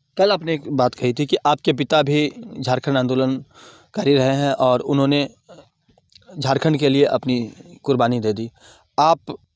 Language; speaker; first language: Hindi; native; Hindi